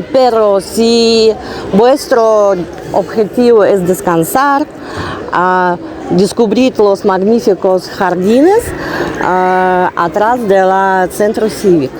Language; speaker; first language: Spanish; non-native, learner; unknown